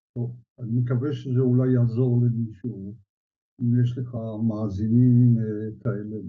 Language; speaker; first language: Hebrew; early bilingual, other home language; Polish